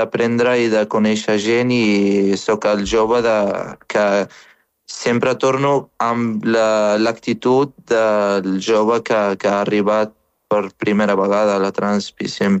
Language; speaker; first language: Catalan; non-native, fluent; Arabic